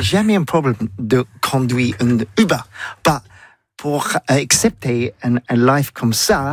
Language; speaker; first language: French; non-native, learner; English